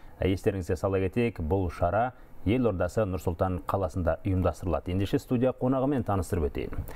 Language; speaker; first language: Kazakh; native; Kazakh